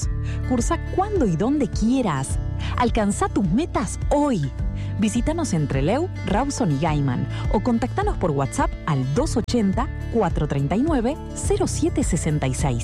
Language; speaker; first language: Spanish; native; Spanish